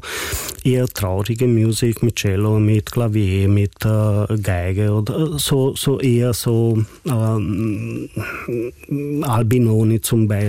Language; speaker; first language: German; non-native, fluent; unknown